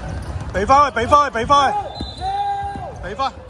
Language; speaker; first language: Cantonese; native; Cantonese